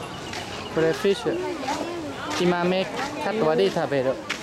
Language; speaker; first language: Japanese; non-native, learner; Thai